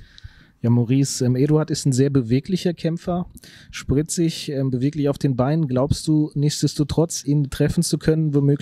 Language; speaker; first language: German; native; German